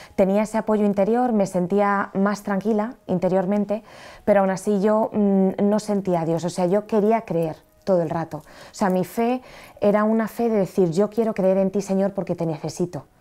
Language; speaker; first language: Spanish; native; Spanish